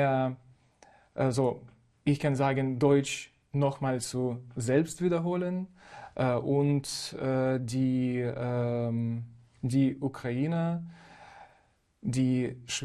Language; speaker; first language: German; non-native, fluent; Ukrainian